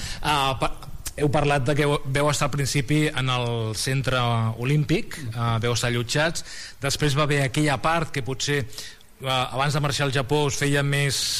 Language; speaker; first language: Catalan; native; Catalan